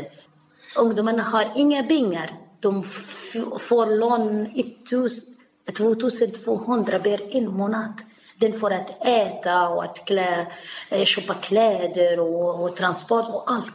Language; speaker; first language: Swedish; non-native, learner; Arabic